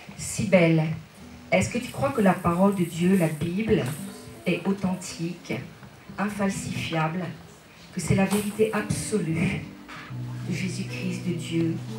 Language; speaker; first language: French; native; French